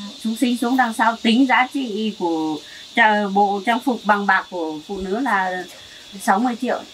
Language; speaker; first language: Vietnamese; non-native, local second language; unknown